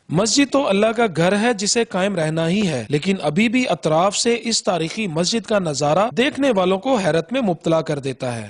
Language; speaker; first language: Urdu; non-native, local second language; Punjabi